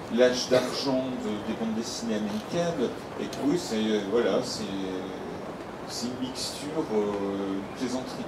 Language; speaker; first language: French; native; French